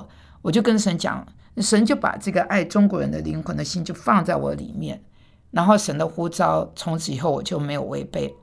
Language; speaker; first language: Chinese; non-native, fluent; Korean